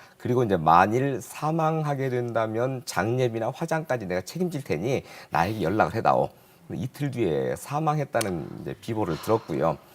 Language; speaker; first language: Korean; native; Korean